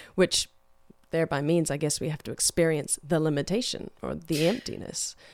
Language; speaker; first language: English; native; English